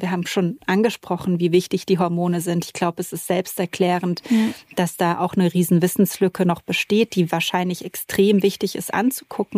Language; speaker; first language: German; native; German